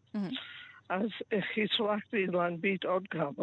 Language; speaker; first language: Hebrew; non-native, fluent; English